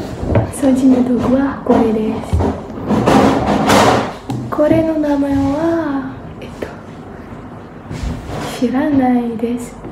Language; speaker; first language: Japanese; non-native, learner; Indonesian